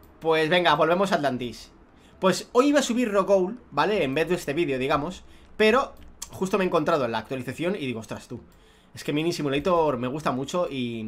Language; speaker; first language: Spanish; native; Spanish